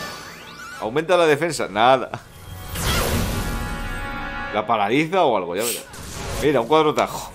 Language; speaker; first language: Spanish; native; Spanish